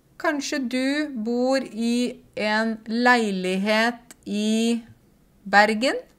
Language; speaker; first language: Norwegian; native; Norwegian